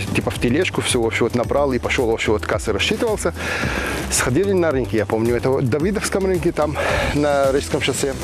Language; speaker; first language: Russian; non-native, fluent; Arabic